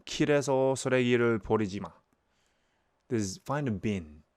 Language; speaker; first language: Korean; non-native, learner; English